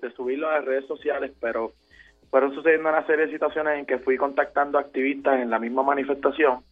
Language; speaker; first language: Spanish; native; Spanish